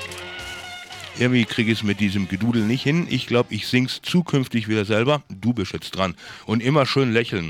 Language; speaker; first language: German; native; German